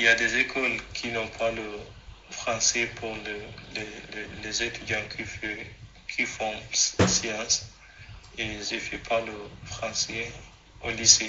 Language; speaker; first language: French; non-native, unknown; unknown